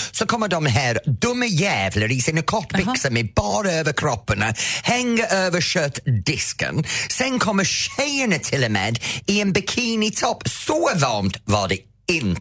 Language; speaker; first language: Swedish; non-native, fluent; English